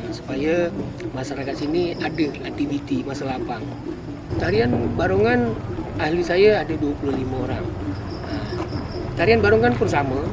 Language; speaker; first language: Malay; native; Malay